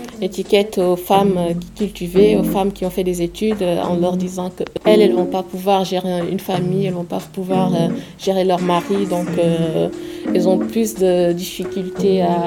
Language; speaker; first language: French; non-native, local second language; Wolof